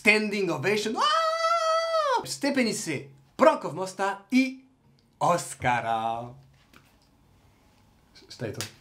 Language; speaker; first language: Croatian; non-native, learner; French